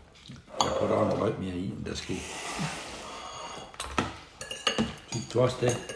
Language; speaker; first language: Danish; native; Danish